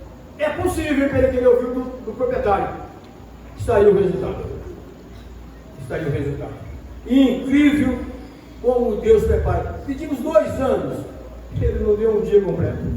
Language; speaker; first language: Portuguese; native; Portuguese